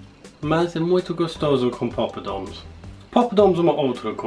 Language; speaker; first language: Portuguese; non-native, learner; English